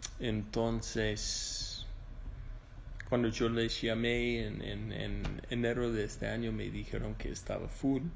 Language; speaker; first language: Spanish; non-native, learner; English